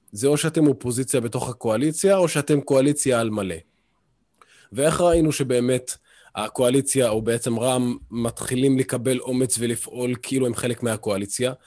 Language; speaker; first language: Hebrew; non-native, local second language; Arabic